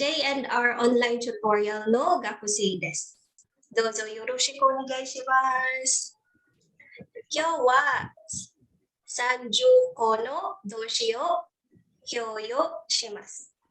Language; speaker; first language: Japanese; non-native, learner; Filipino